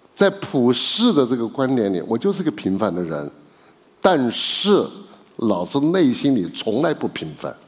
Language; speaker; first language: Chinese; native; Chinese